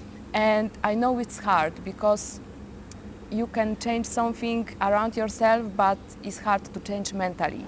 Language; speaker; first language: English; non-native, fluent; Polish